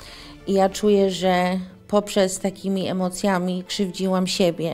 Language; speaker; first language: Polish; early bilingual, heritage; English